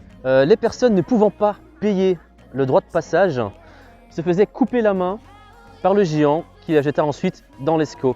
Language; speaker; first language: French; native; French